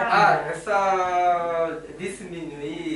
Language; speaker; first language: Spanish; non-native, learner; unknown